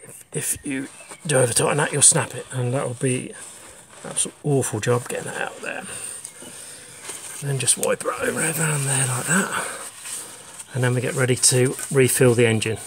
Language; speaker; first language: English; native; English